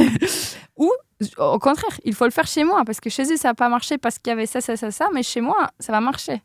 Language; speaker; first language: French; non-native, fluent; Polish